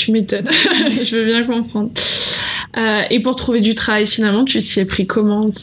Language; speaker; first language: French; native; French